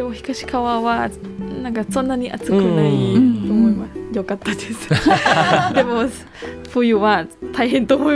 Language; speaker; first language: Japanese; non-native, learner; Thai